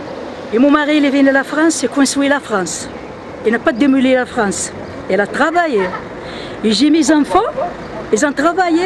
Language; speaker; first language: French; non-native, fluent; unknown